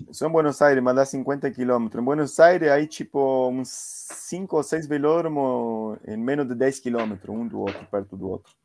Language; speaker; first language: Portuguese; non-native, fluent; Spanish